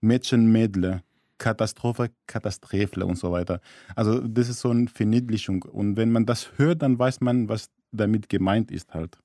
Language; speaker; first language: German; non-native, fluent; Arabic